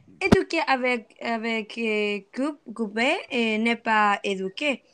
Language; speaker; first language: French; non-native, learner; Spanish